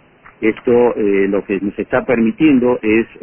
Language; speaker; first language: Spanish; native; Spanish